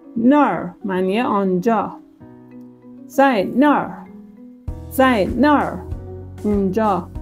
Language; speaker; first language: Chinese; non-native, fluent; Persian